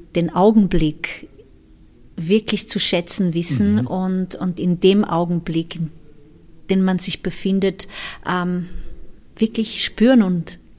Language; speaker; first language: German; non-native, fluent; Portuguese